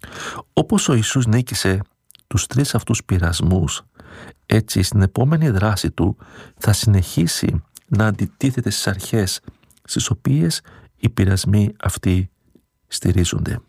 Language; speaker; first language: Greek; native; Greek